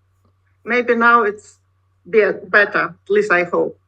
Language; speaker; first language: English; non-native, learner; Russian